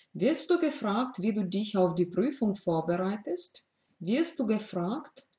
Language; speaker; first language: German; non-native, fluent; Russian